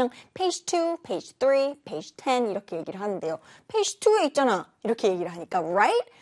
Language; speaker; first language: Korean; native; Korean